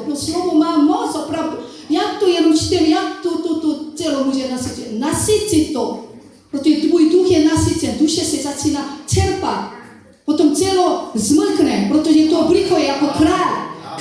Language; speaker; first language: Czech; non-native, fluent; Korean